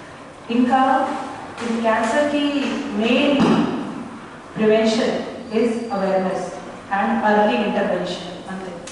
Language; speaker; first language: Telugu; non-native, local second language; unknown